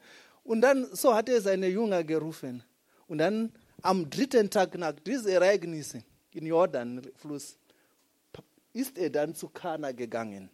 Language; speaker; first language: German; non-native, fluent; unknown